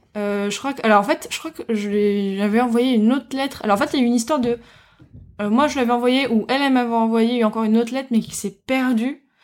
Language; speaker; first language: French; early bilingual, heritage; French